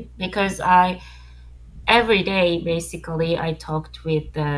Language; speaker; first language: English; non-native, learner; Japanese